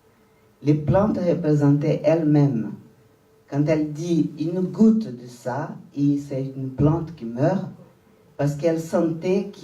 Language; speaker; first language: French; non-native, fluent; Portuguese